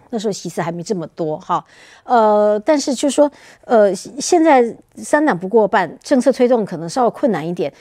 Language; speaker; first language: Chinese; native; Chinese